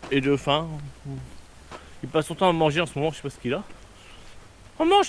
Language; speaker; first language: French; native; French